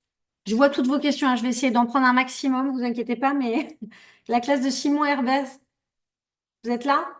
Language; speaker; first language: French; native; French